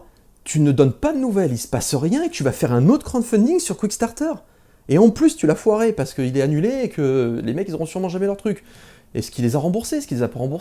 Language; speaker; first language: French; native; French